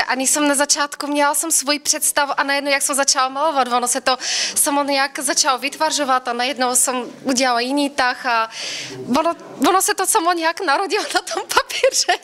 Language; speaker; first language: Czech; early bilingual, other home language; Bulgarian